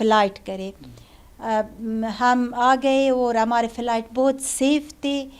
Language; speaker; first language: Hindi; non-native, learner; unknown